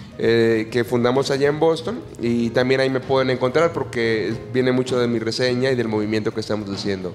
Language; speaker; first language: Spanish; native; Spanish